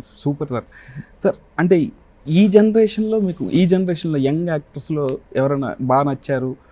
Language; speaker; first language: Telugu; native; Telugu